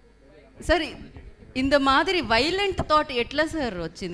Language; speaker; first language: Telugu; native; Telugu